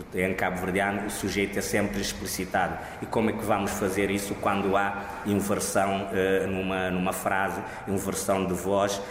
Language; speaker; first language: Portuguese; non-native, local second language; Kabuverdianu